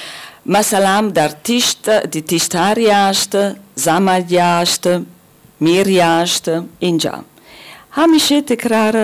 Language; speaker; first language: Persian; non-native, learner; German